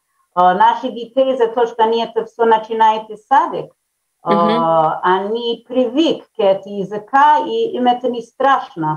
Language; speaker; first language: Russian; early bilingual, heritage; Russian